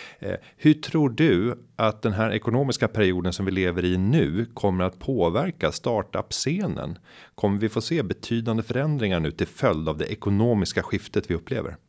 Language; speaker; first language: Swedish; native; Swedish